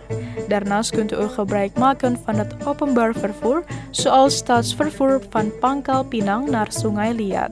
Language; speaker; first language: Dutch; non-native, fluent; Indonesian